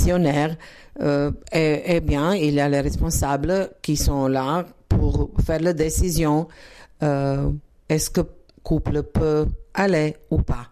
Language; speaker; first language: French; non-native, learner; Croatian